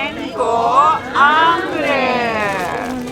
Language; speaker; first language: Spanish; early bilingual, heritage; Spanish